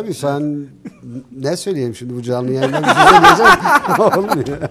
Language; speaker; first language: Turkish; native; Turkish